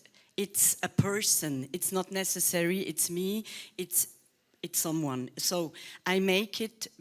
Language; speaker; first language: English; non-native, learner; Swiss German